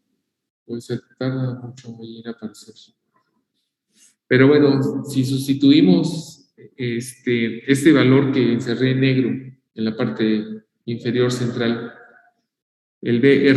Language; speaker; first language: Spanish; native; Spanish